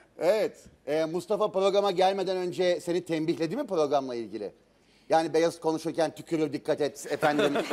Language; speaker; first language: Turkish; native; Turkish